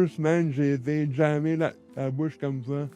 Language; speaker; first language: French; native; French